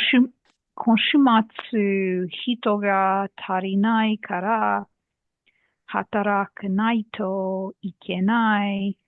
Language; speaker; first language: Japanese; non-native, learner; English